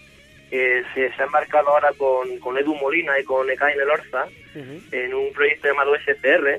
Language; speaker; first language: Spanish; native; Spanish